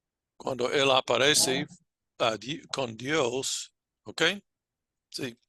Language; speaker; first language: Spanish; non-native, fluent; English